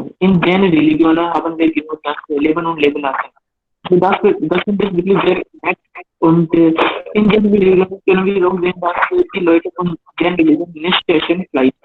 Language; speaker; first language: German; non-native, learner; Hindi